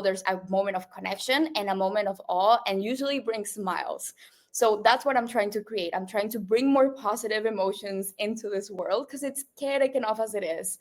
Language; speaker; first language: English; non-native, local second language; Spanish